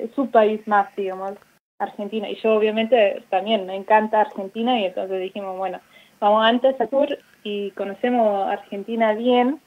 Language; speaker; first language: Spanish; non-native, fluent; German